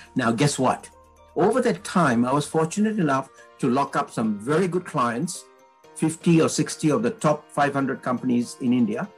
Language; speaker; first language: English; non-native, local second language; Tamil